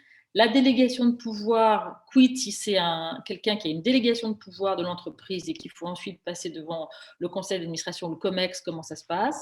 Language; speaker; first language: French; native; French